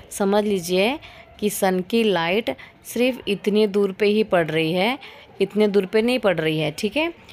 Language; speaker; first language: Hindi; native; Hindi